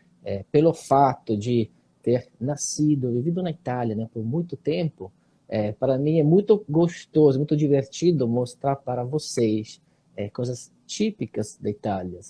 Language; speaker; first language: Portuguese; non-native, fluent; Italian